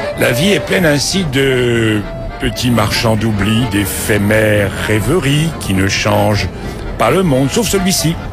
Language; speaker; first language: French; native; French